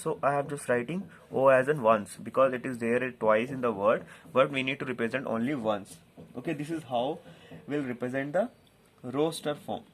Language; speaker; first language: English; non-native, local second language; Telugu